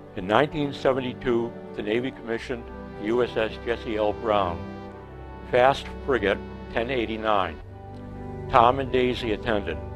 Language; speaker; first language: English; native; English